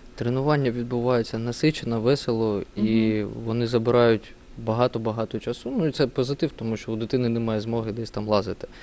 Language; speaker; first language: Ukrainian; non-native, local second language; Russian